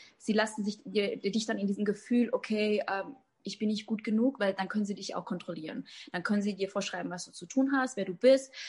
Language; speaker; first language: German; native; German